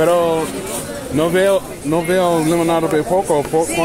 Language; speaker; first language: Spanish; non-native, learner; English